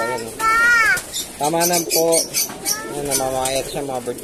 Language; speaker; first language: Filipino; native; Filipino